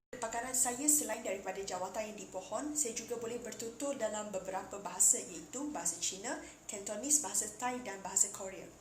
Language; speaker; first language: Malay; non-native, local second language; Chinese